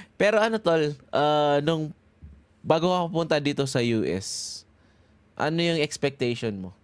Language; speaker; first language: Filipino; native; Filipino